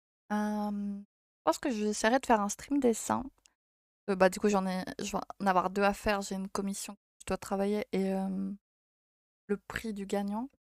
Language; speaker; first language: French; native; French